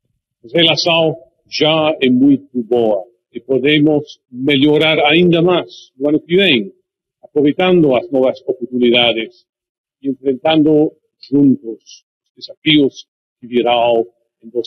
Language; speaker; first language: Portuguese; non-native, fluent; English